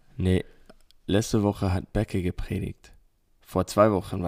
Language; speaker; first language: German; non-native, learner; English